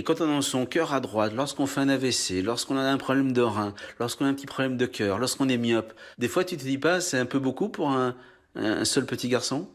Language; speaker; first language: French; native; French